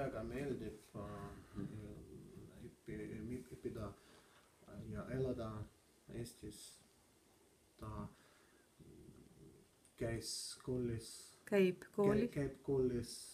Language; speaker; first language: Estonian; non-native, learner; Russian